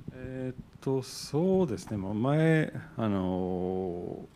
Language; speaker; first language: Japanese; non-native, fluent; English